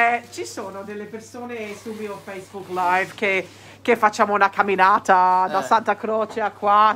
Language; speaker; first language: Italian; non-native, fluent; English